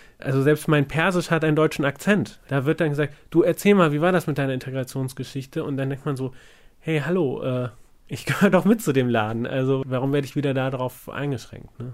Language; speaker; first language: German; early bilingual, other home language; Persian